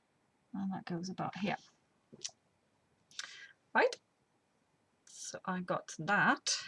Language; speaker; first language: English; native; English